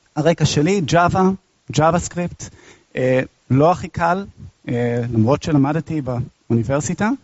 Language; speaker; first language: Hebrew; non-native, fluent; English